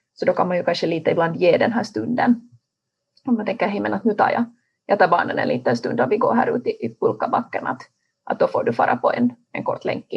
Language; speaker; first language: Swedish; native; Swedish